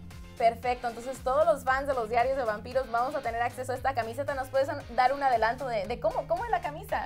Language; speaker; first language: Spanish; native; Spanish